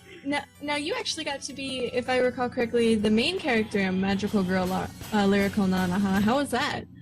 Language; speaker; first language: English; native; English